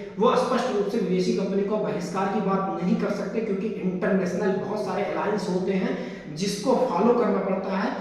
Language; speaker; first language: Hindi; native; Hindi